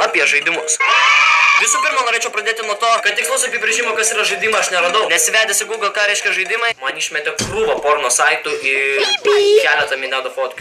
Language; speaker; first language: Lithuanian; native; Lithuanian